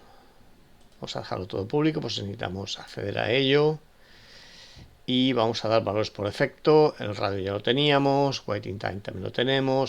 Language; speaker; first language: Spanish; native; Spanish